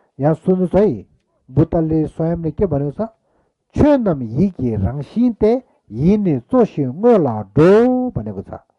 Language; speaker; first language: Nepali; non-native, local second language; Eastern Tamang